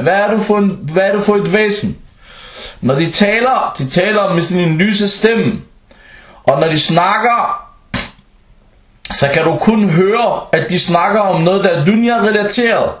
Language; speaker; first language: Danish; early bilingual, other home language; Arabic